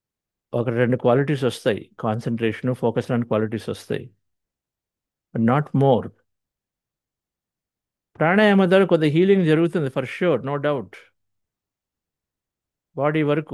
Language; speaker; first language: Telugu; native; Telugu